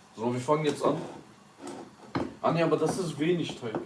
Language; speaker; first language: German; early bilingual, other home language; Kurdish